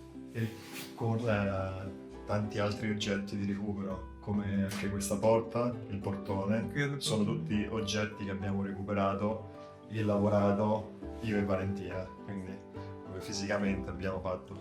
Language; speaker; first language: Italian; native; Italian